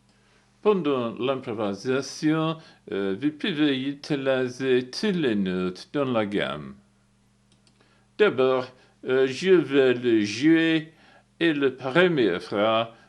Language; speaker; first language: French; non-native, learner; English